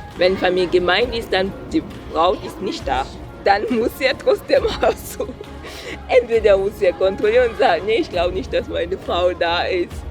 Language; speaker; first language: German; non-native, fluent; French